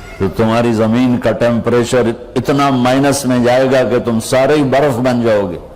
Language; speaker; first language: Urdu; non-native, local second language; Punjabi